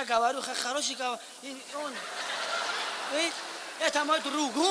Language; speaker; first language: Russian; non-native, learner; Tajik